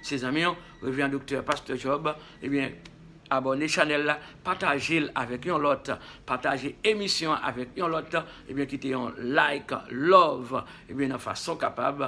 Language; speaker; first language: French; non-native, local second language; Haitian Creole